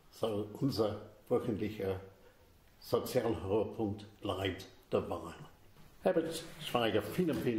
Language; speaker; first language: German; non-native, fluent; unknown